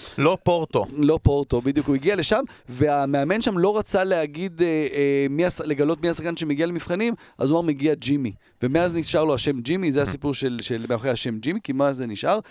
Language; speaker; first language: Hebrew; native; Hebrew